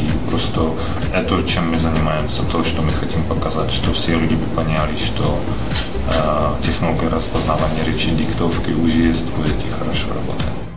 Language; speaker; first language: Russian; non-native, fluent; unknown